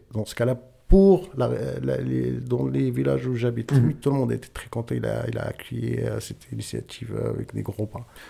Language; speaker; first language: French; non-native, local second language; Tachelhit